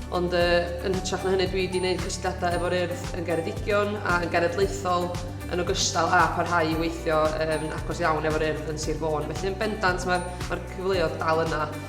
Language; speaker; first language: Welsh; native; Welsh